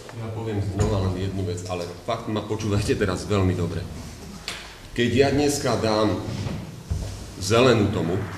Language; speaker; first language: Slovak; native; Slovak